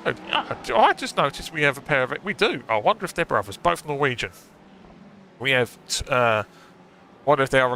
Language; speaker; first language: English; native; English